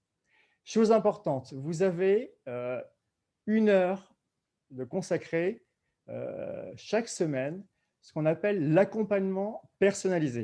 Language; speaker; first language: French; native; French